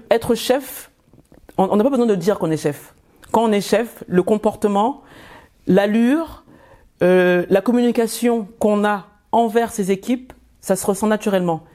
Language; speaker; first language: French; early bilingual, other home language; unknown